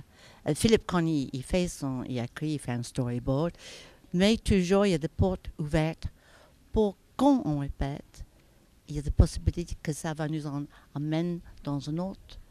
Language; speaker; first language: French; non-native, fluent; English